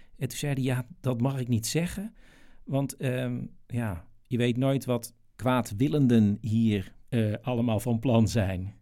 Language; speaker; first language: Dutch; native; Dutch